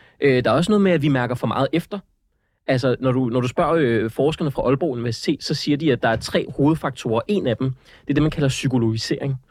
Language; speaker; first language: Danish; early bilingual, other home language; Central Kurdish